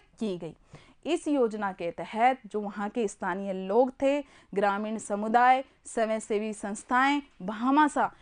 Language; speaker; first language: Hindi; native; Hindi